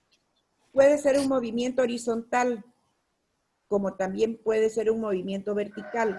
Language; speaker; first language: Spanish; native; Spanish